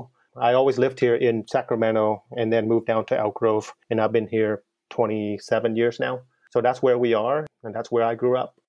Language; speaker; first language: English; non-native, fluent; Vietnamese